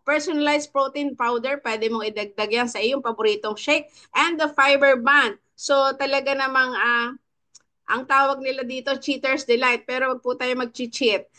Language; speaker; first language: Filipino; native; Filipino